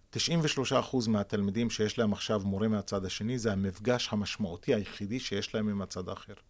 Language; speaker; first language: Hebrew; non-native, local second language; Arabic